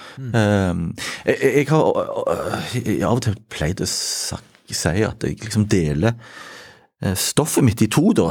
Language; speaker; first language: Norwegian; native; Norwegian